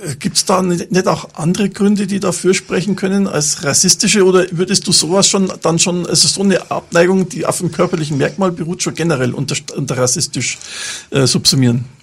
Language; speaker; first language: German; native; German